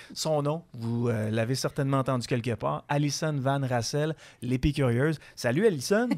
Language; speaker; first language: French; native; French